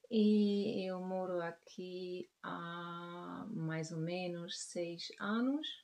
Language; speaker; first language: Portuguese; non-native, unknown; German